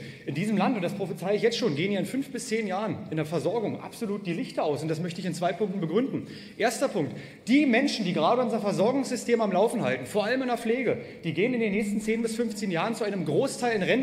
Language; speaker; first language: German; native; German